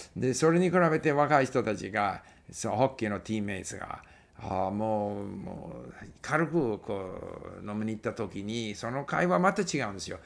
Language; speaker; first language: Japanese; non-native, fluent; English